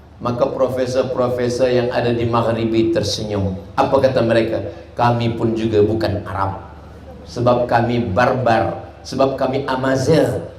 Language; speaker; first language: Malay; native; Malay